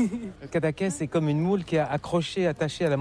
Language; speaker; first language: French; native; French